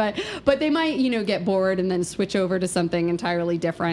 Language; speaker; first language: English; native; English